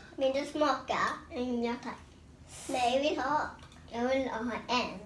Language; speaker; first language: Swedish; early bilingual, other home language; Thai